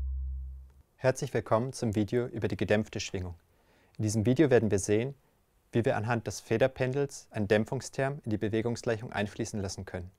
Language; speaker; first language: German; native; German